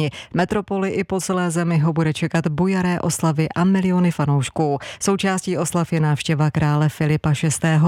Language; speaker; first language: Czech; native; Czech